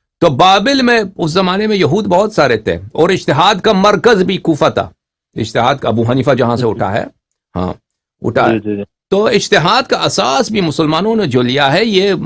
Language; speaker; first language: Urdu; native; Urdu